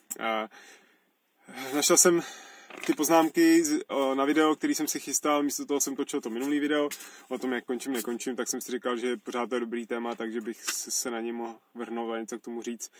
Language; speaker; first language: Czech; native; Czech